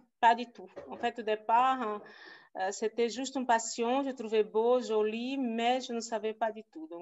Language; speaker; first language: French; non-native, fluent; Portuguese